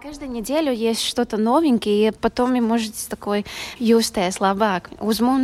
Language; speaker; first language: Russian; non-native, local second language; Latvian